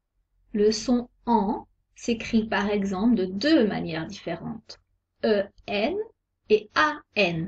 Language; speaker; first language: French; native; French